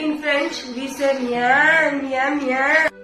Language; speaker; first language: English; non-native, fluent; French